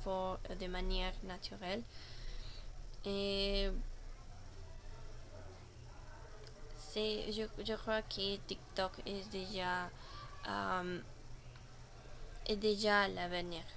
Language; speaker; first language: French; non-native, learner; Spanish